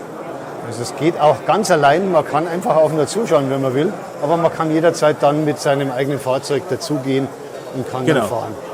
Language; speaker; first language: German; native; German